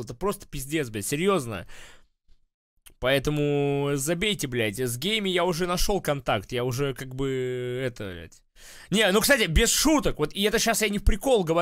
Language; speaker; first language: Russian; native; Russian